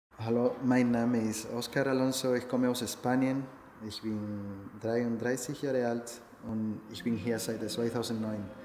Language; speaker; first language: German; non-native, learner; Spanish